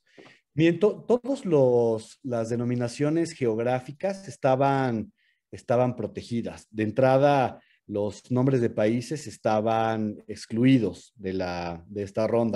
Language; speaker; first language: Spanish; native; Spanish